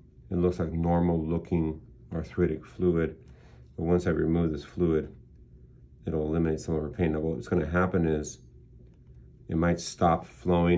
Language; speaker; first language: English; early bilingual, other home language; Spanish